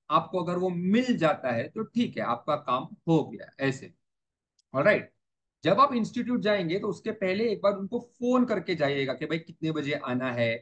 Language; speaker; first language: Hindi; native; Hindi